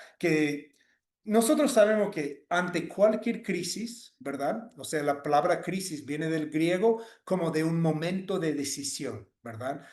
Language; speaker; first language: Spanish; non-native, fluent; English